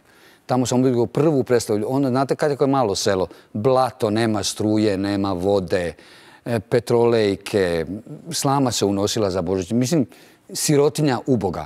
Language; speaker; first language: Bosnian; native; Bosnian